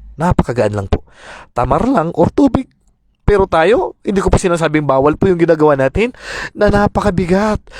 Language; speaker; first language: Filipino; non-native, local second language; Maranao